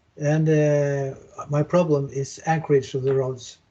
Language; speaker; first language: English; non-native, fluent; Norwegian